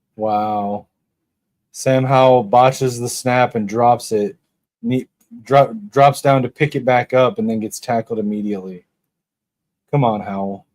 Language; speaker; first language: English; native; English